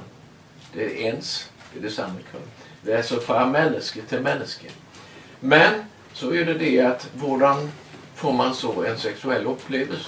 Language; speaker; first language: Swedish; non-native, learner; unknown